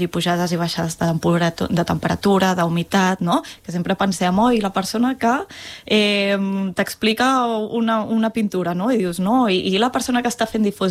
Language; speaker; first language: Catalan; native; Catalan